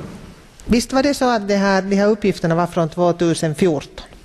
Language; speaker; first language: Swedish; native; Swedish